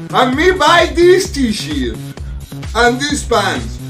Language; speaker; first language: English; non-native, learner; Spanish